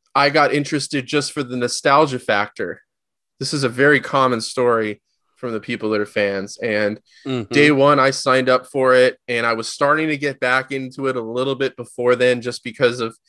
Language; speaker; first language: English; native; English